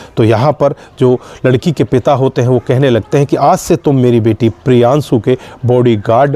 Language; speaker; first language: Hindi; native; Hindi